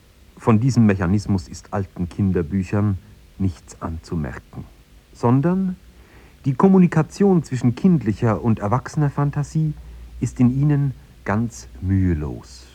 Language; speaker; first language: German; native; German